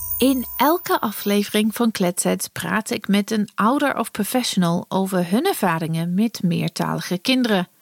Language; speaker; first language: Dutch; non-native, fluent; English